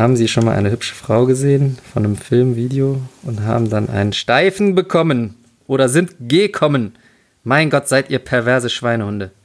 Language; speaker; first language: German; native; German